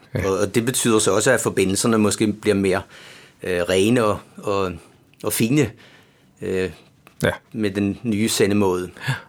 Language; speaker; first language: Danish; native; Danish